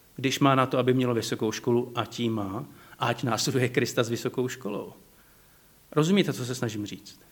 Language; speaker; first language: Czech; non-native, fluent; Slovak